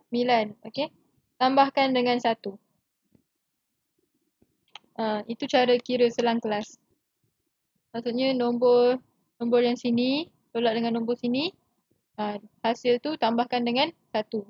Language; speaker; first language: Malay; native; Malay